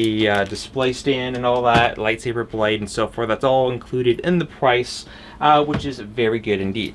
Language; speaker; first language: English; native; English